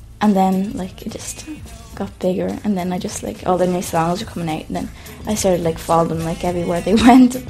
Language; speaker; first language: English; native; English